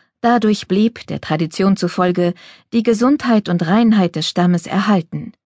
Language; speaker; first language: German; native; German